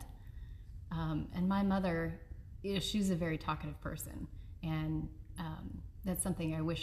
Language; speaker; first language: English; native; English